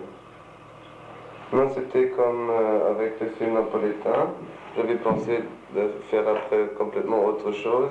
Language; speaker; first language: French; non-native, fluent; German